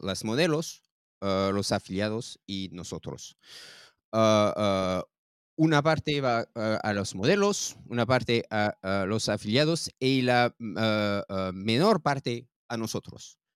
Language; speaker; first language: Spanish; non-native, learner; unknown